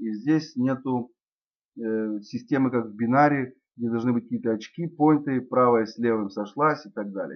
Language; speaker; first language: Russian; native; Russian